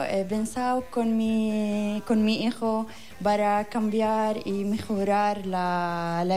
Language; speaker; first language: Spanish; non-native, learner; Arabic